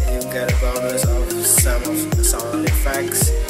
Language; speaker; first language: English; non-native, learner; Indonesian